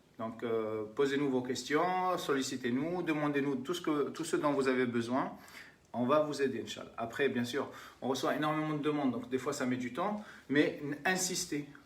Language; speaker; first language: French; non-native, local second language; Arabic